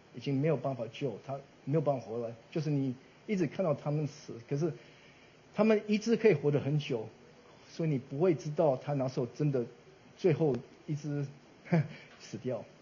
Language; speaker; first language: Chinese; early bilingual, heritage; Chinese